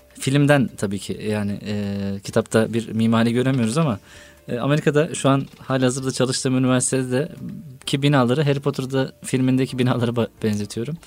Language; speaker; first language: Turkish; native; Turkish